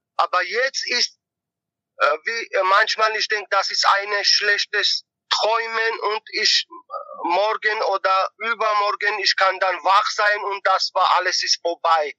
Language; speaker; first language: German; non-native, learner; Georgian